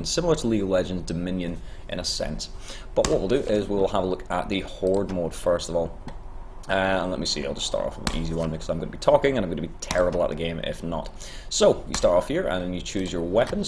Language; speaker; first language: English; native; English